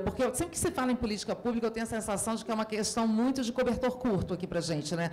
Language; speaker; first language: Portuguese; native; Portuguese